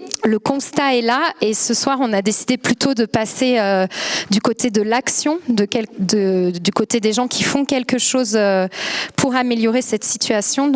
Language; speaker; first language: French; native; French